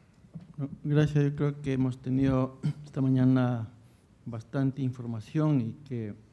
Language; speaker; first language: Spanish; native; Spanish